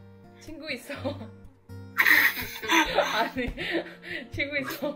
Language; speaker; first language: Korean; non-native, learner; Indonesian